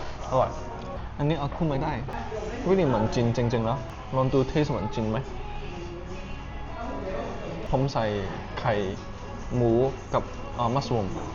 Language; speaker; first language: Thai; non-native, learner; Cantonese